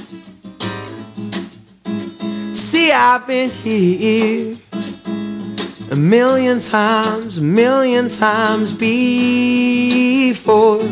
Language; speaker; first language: English; native; English